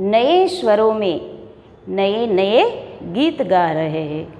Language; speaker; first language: Hindi; non-native, local second language; Gujarati